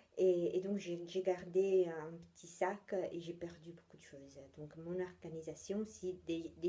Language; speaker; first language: French; non-native, fluent; Italian